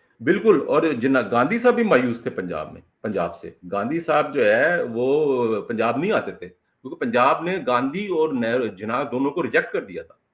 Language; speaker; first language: Urdu; non-native, local second language; Punjabi